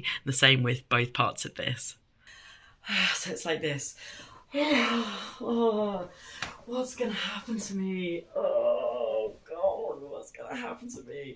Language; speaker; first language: English; native; English